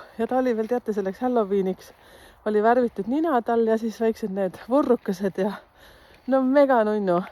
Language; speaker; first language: Estonian; native; Estonian